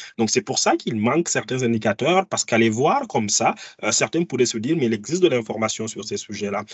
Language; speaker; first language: French; native; French